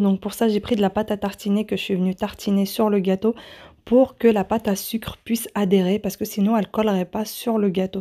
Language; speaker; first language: French; native; French